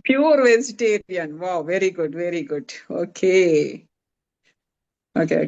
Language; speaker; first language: English; non-native, learner; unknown